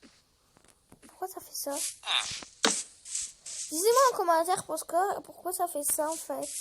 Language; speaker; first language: French; native; French